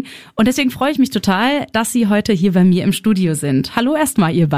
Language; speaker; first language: German; native; German